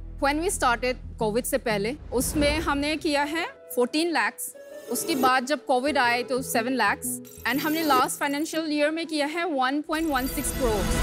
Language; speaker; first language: Hindi; non-native, local second language; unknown